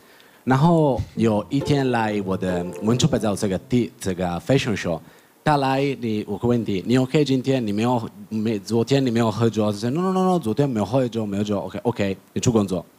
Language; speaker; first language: Chinese; non-native, learner; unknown